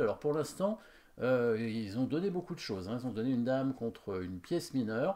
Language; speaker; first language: French; native; French